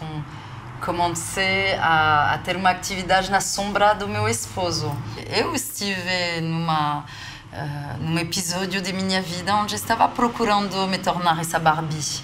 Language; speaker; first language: Portuguese; non-native, fluent; French